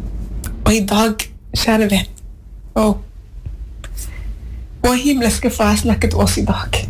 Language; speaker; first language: Swedish; non-native, learner; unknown